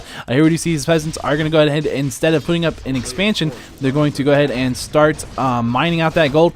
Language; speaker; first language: English; native; English